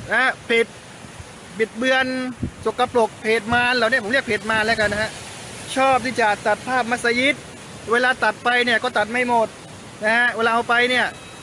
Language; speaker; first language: Thai; native; Thai